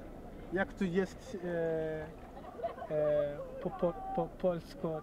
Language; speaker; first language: Polish; non-native, learner; Swahili